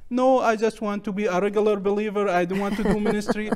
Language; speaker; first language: English; non-native, learner; Arabic